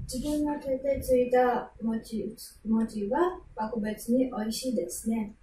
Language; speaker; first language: Japanese; non-native, learner; Armenian